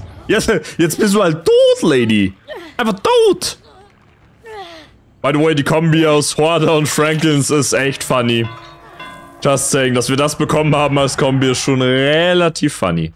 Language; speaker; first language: German; native; German